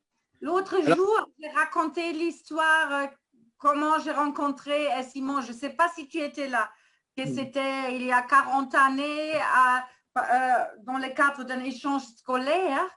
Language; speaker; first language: French; non-native, fluent; German